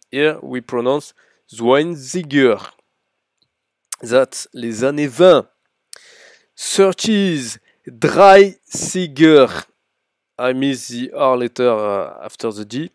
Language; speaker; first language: English; non-native, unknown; French